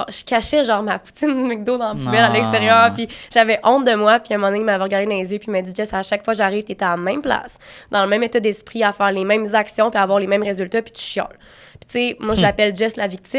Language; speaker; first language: French; native; French